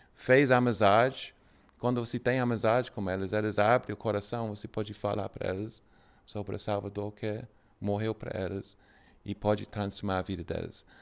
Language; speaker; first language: Portuguese; non-native, fluent; English